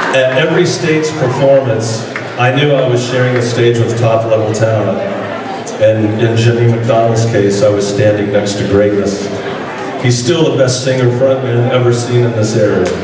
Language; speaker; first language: English; native; English